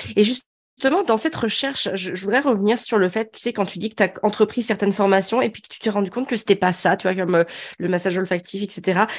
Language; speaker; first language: French; native; French